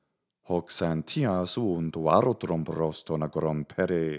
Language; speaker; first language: Greek; non-native, fluent; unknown